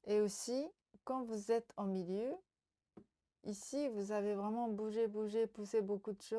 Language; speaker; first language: French; non-native, learner; Japanese